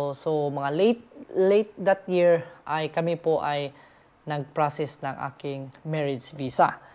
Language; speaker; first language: Filipino; native; Filipino